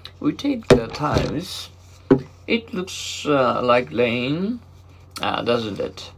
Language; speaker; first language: English; non-native, learner; Japanese